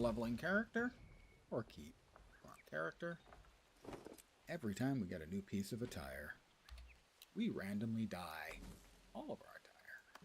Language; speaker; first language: English; native; English